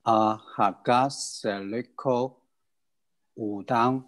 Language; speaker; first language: Indonesian; non-native, learner; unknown